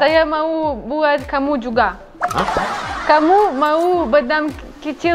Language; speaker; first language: Indonesian; non-native, learner; Russian